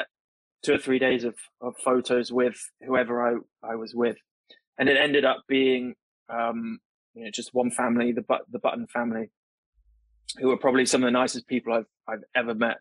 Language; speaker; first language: English; native; English